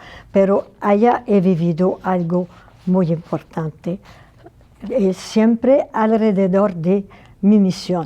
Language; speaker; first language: Spanish; non-native, fluent; French